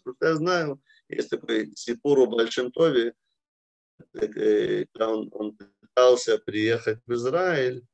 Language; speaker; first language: Russian; early bilingual, heritage; Russian